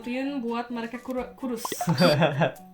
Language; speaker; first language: Indonesian; non-native, fluent; Turkish